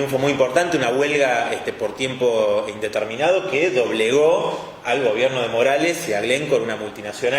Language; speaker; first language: Spanish; native; Spanish